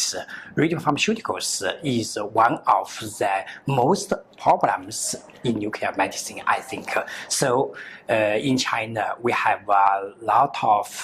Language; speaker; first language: English; non-native, learner; Chinese